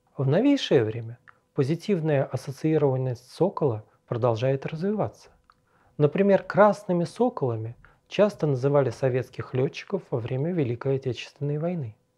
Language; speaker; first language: Russian; native; Russian